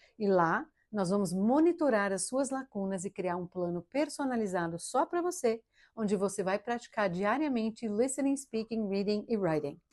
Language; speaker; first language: Portuguese; early bilingual, heritage; Portuguese